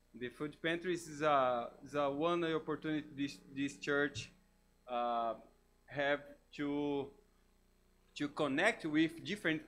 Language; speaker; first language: English; non-native, learner; Portuguese